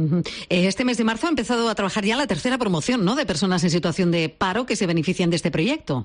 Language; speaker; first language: Catalan; native; Catalan